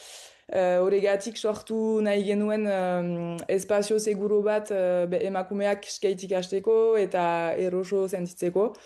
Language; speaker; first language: Basque; non-native, local second language; French